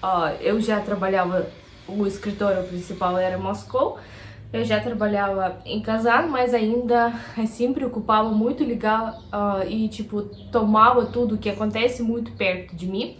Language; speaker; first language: Portuguese; non-native, fluent; Russian